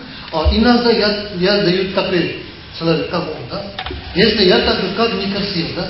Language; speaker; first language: Russian; non-native, learner; Tibetan